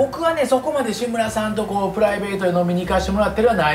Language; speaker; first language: Japanese; native; Japanese